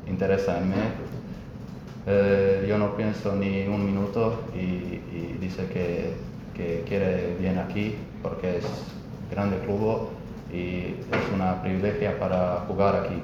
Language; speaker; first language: Spanish; non-native, learner; Croatian